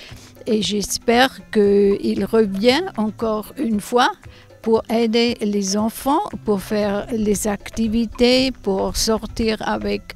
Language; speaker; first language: French; non-native, learner; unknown